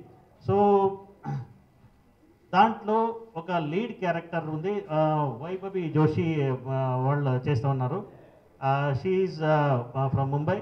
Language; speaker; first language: Telugu; non-native, fluent; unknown